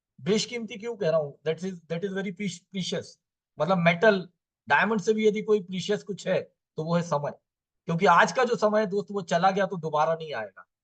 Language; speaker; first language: Hindi; native; Hindi